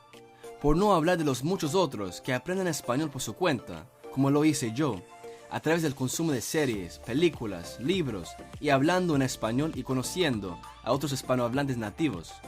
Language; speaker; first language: Spanish; non-native, fluent; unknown